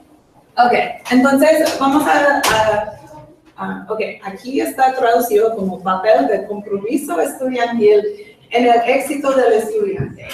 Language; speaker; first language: Spanish; non-native, fluent; English